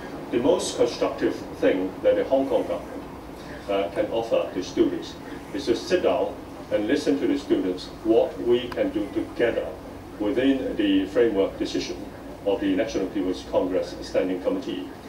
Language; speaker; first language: English; non-native, local second language; Cantonese